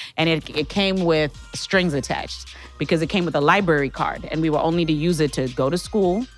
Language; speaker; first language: English; non-native, local second language; Shona